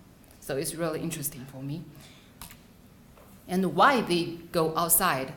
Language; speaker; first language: English; non-native, fluent; Chinese